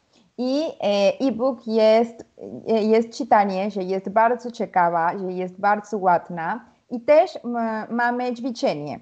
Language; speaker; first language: Polish; non-native, learner; Spanish